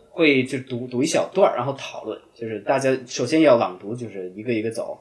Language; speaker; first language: Chinese; non-native, fluent; English